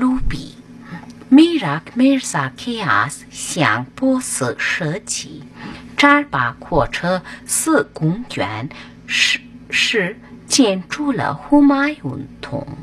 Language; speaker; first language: Chinese; non-native, learner; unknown